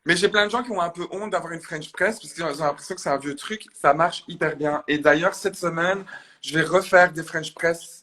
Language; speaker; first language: French; native; French